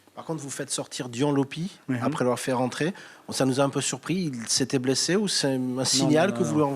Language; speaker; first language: French; native; French